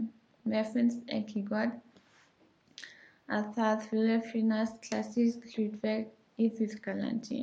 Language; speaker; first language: Icelandic; non-native, learner; German